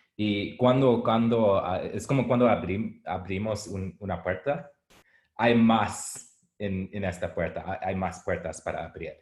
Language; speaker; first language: Spanish; non-native, learner; English